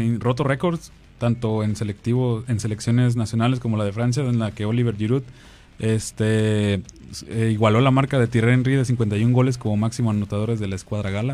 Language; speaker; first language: Spanish; native; Spanish